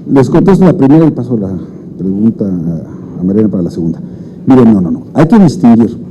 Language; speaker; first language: Spanish; native; Spanish